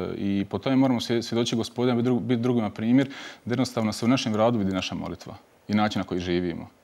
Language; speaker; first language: Croatian; native; Croatian